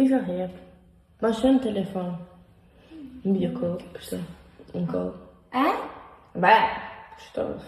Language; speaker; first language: Albanian; early bilingual, heritage; Albanian